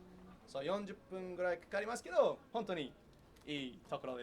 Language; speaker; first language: Japanese; non-native, learner; English